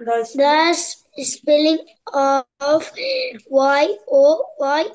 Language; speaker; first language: English; non-native, learner; Bangla